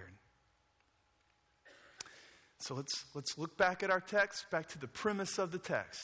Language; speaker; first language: English; native; English